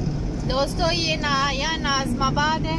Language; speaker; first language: Hindi; non-native, learner; Arabic